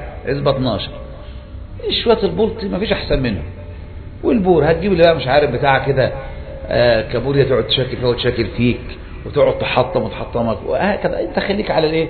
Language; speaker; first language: Arabic; native; Arabic